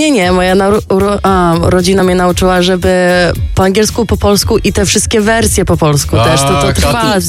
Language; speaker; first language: Polish; early bilingual, heritage; English